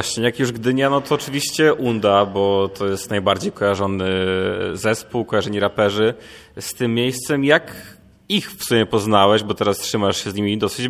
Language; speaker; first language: Polish; native; Polish